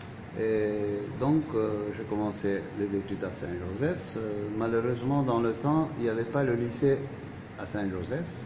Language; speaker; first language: French; non-native, fluent; Turkish